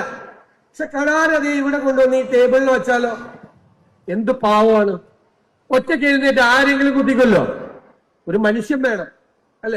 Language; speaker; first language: Malayalam; native; Malayalam